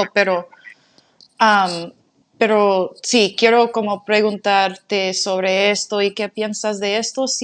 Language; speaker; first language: Spanish; non-native, fluent; English